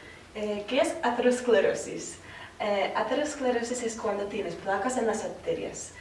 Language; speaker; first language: Spanish; non-native, fluent; English